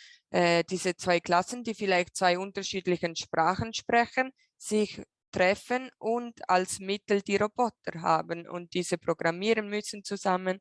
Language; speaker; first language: German; non-native, local second language; Italian